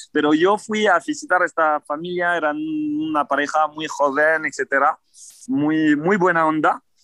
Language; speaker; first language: Spanish; non-native, fluent; French